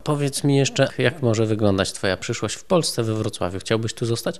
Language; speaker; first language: Polish; native; Polish